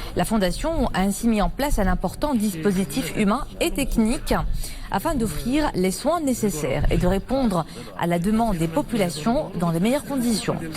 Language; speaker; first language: French; non-native, local second language; Arabic